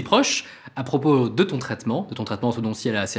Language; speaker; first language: French; native; French